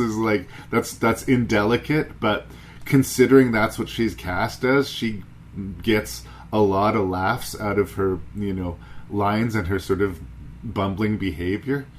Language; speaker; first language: English; native; English